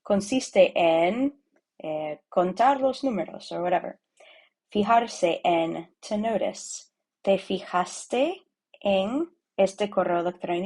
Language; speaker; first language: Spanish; non-native, fluent; English